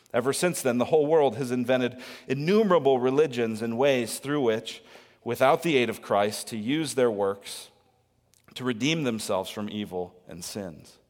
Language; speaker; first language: English; native; English